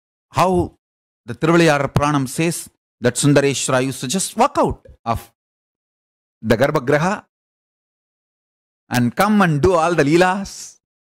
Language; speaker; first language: English; non-native, local second language; Tamil